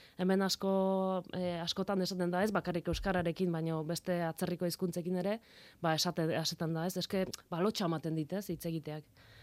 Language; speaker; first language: Basque; non-native, fluent; Polish